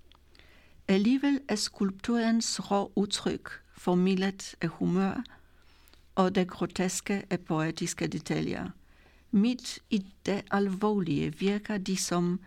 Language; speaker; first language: Danish; non-native, fluent; Polish